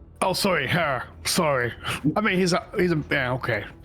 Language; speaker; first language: English; native; English